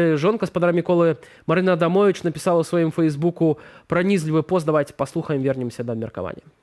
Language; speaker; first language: Belarusian; native; Belarusian